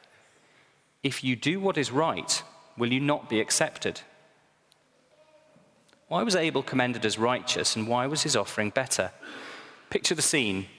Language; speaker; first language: English; native; English